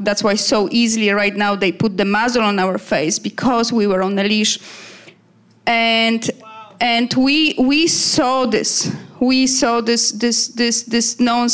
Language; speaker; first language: English; non-native, fluent; Polish